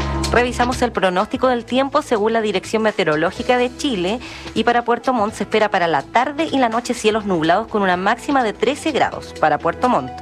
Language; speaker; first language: Spanish; native; Spanish